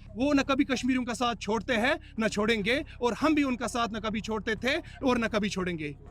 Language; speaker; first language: Hindi; non-native, local second language; Kashmiri